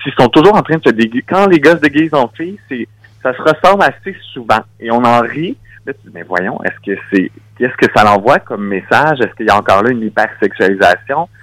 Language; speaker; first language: French; native; French